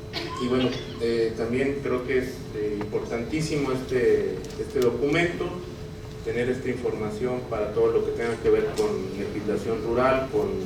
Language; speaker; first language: Spanish; native; Spanish